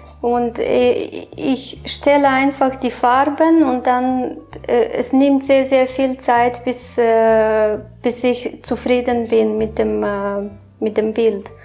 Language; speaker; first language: German; non-native, fluent; Romanian